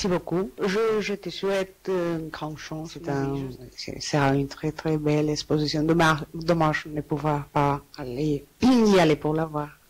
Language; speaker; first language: French; non-native, learner; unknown